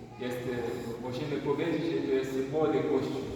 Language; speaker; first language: Polish; non-native, learner; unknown